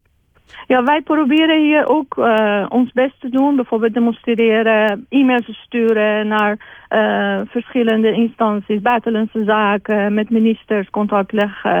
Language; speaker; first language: Dutch; non-native, fluent; Persian